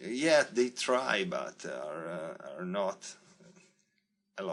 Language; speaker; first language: English; non-native, learner; Italian